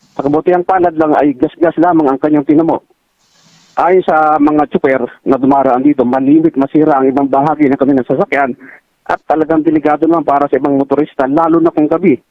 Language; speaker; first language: Filipino; native; Filipino